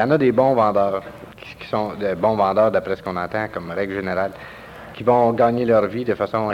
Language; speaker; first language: French; native; French